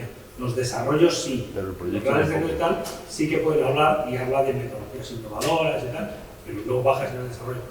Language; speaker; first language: Spanish; native; Spanish